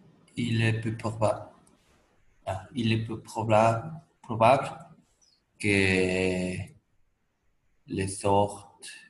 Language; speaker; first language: French; non-native, fluent; Spanish